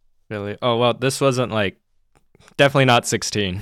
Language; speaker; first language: English; early bilingual, other home language; Chinese